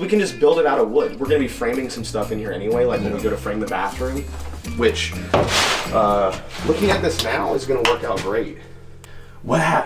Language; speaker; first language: English; native; English